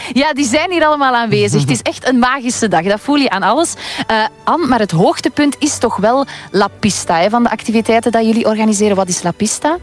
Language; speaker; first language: Dutch; native; Dutch